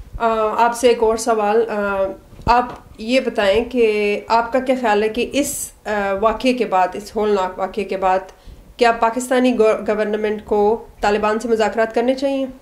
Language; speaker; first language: Urdu; native; Urdu